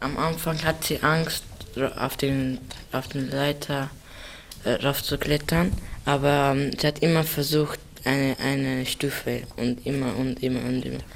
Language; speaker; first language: German; non-native, learner; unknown